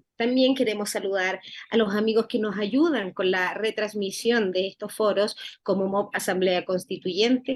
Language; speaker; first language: Spanish; native; Spanish